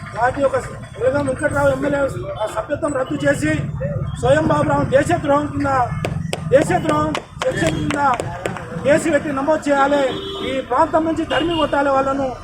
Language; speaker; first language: Telugu; non-native, local second language; Lambadi